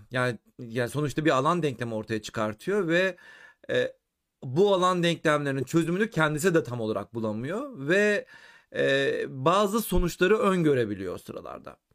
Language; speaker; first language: Turkish; native; Turkish